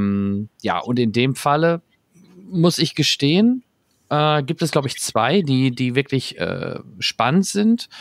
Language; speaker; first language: German; native; German